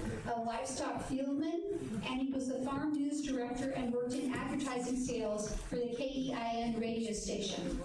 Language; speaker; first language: English; native; English